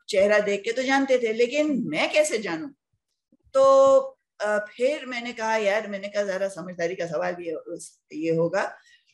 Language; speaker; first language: Hindi; native; Hindi